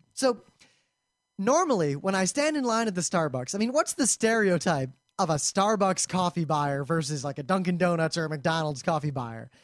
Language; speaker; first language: English; native; English